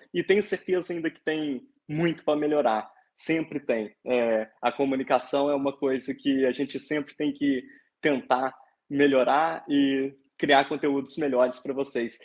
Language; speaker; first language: Portuguese; native; Portuguese